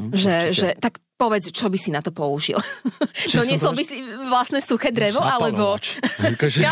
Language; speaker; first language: Slovak; native; Slovak